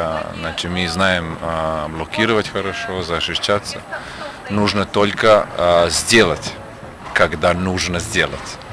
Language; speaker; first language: Russian; non-native, learner; Serbian